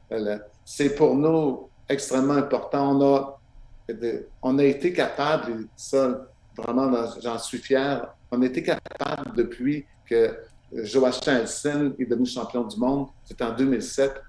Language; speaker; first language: French; native; French